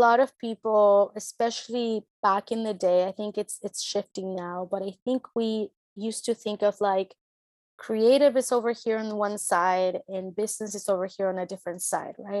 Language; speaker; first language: English; early bilingual, other home language; Spanish